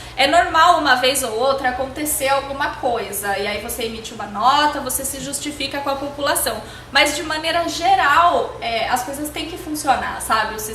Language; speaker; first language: Portuguese; native; Portuguese